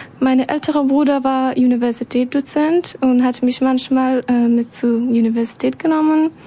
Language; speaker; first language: German; non-native, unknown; Persian